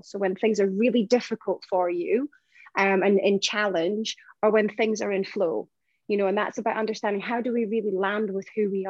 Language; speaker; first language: English; native; English